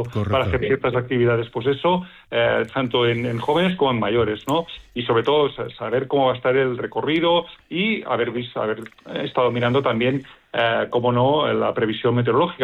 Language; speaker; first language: Spanish; native; Spanish